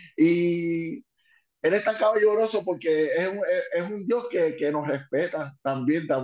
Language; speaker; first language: Spanish; early bilingual, heritage; Spanish